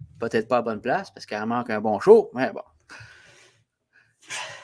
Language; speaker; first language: French; native; French